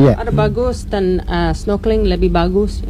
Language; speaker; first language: Indonesian; non-native, learner; English